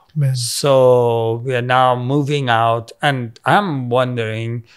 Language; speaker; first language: English; non-native, local second language; Persian